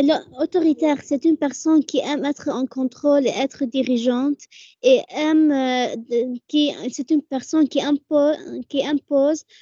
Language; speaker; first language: French; non-native, learner; Arabic